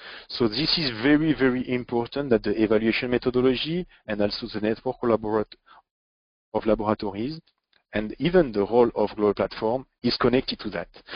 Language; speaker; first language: English; non-native, fluent; French